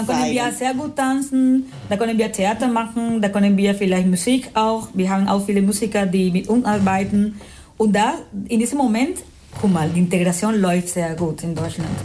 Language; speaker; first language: German; non-native, fluent; Spanish